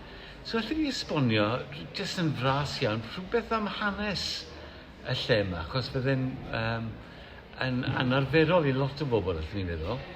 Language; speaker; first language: Welsh; native; Welsh